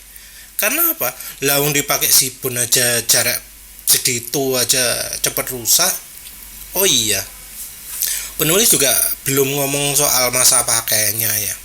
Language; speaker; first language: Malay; non-native, local second language; Javanese